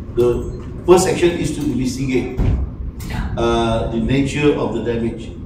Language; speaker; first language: English; non-native, local second language; Malay